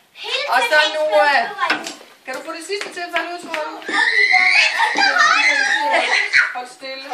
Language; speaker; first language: Danish; native; Danish